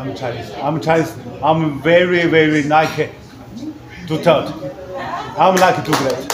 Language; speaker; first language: English; non-native, learner; Chinese